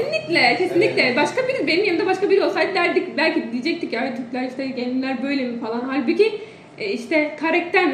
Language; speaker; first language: Turkish; non-native, fluent; Indonesian